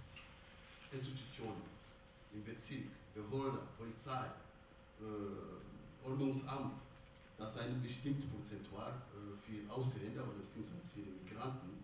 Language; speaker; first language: German; non-native, fluent; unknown